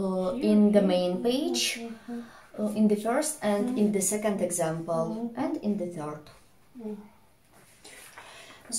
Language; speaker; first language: English; non-native, fluent; Russian